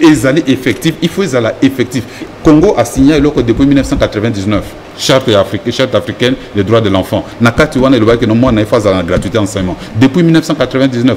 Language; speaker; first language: French; non-native, local second language; Lingala